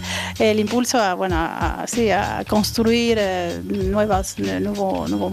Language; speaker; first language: French; non-native, fluent; Spanish